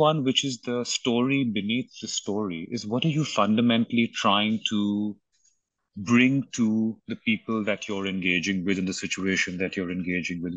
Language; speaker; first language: English; non-native, local second language; Hindi